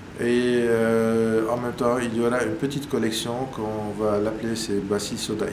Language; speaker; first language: French; non-native, local second language; Arabic